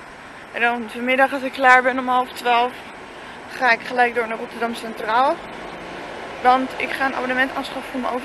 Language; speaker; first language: Dutch; native; Dutch